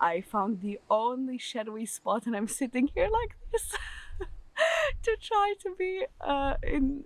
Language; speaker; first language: English; non-native, fluent; German